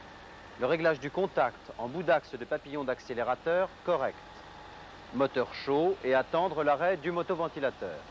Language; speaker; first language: French; native; French